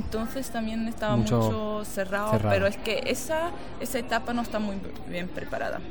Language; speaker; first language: Spanish; non-native, fluent; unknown